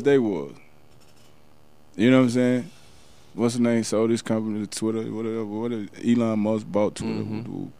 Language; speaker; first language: English; native; English